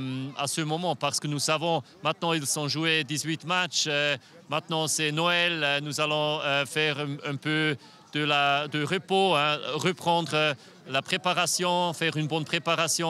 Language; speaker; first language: French; non-native, local second language; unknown